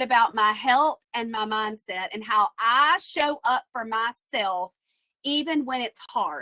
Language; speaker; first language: English; native; English